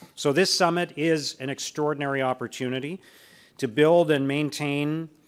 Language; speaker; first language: English; native; English